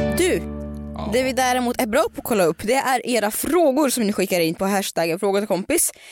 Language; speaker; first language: Swedish; native; Swedish